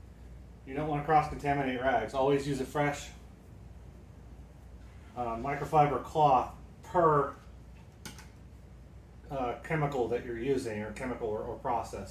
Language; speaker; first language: English; native; English